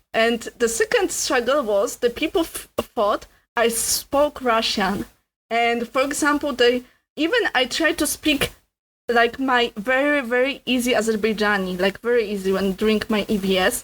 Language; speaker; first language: English; non-native, learner; Polish